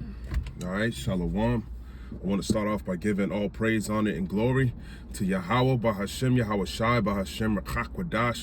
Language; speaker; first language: English; native; English